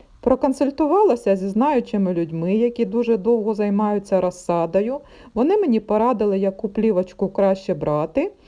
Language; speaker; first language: Ukrainian; non-native, local second language; Russian